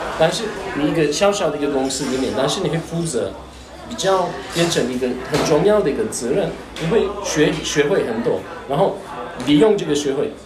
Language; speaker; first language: Chinese; non-native, fluent; Turkish